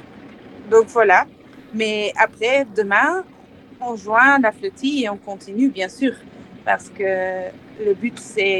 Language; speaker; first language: French; non-native, fluent; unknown